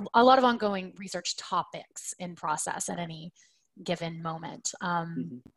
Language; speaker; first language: English; native; English